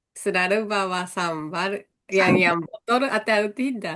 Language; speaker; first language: Indonesian; non-native, learner; Japanese